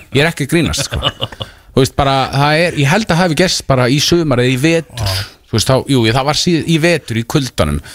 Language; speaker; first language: Icelandic; native; Icelandic